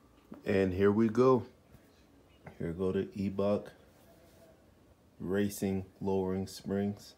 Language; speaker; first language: English; native; English